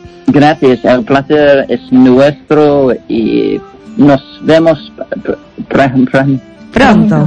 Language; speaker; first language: Spanish; non-native, learner; English